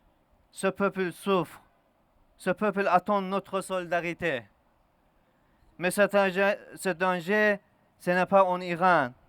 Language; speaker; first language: French; non-native, learner; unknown